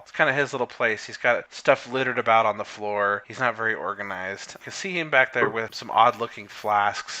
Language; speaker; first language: English; native; English